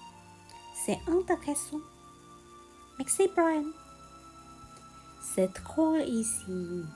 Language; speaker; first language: French; non-native, learner; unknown